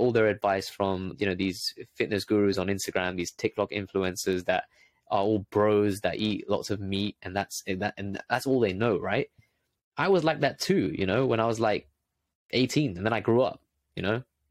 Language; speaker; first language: English; native; English